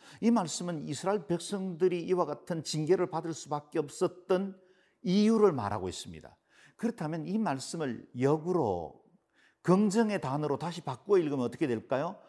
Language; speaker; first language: Korean; native; Korean